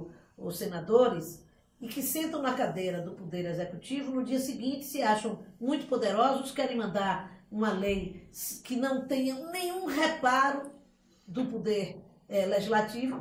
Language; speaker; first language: Portuguese; native; Portuguese